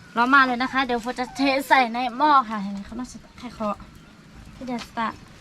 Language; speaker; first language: Thai; non-native, local second language; Lahu